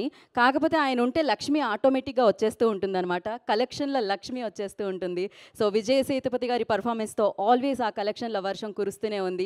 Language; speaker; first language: Telugu; native; Telugu